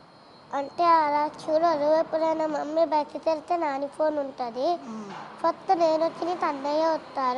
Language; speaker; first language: Telugu; native; Telugu